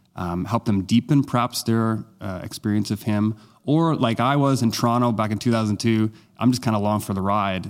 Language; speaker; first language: English; native; English